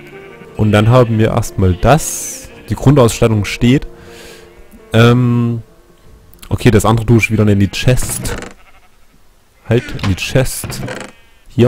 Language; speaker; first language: German; native; German